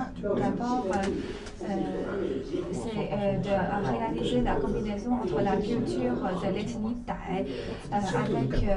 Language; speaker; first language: French; non-native, fluent; Chinese